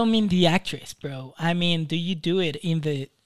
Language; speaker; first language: English; non-native, fluent; Spanish